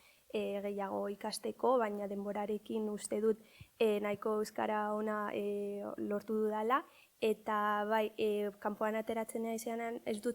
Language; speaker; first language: Basque; early bilingual, other home language; Arabic